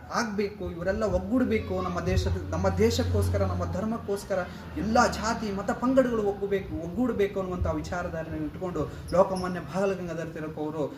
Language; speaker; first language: Kannada; native; Kannada